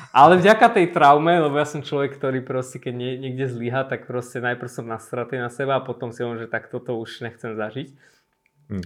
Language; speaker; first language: Slovak; early bilingual, other home language; Armenian